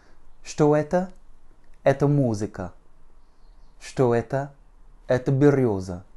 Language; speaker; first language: Russian; non-native, fluent; French